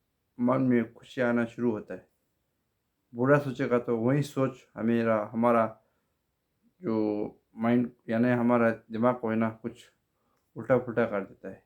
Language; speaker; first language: Hindi; non-native, local second language; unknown